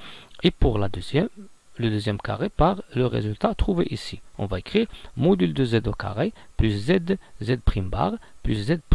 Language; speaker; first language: French; non-native, local second language; Arabic